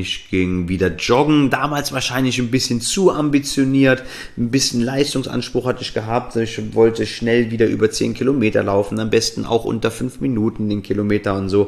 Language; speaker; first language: German; native; German